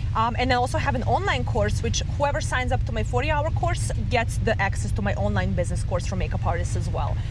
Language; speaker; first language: English; non-native, fluent; Serbian